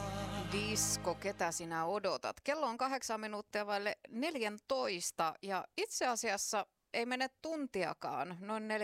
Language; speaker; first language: Finnish; native; Finnish